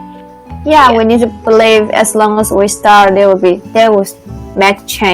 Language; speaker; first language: English; non-native, learner; Chinese